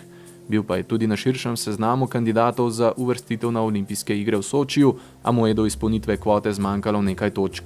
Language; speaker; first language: Slovenian; native; Slovenian